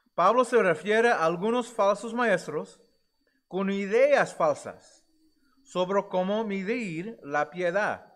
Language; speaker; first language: Spanish; non-native, fluent; English